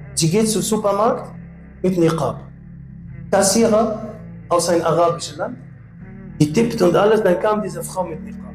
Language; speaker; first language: German; non-native, fluent; Arabic